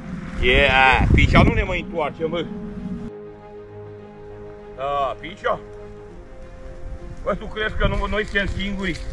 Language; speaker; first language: Romanian; native; Romanian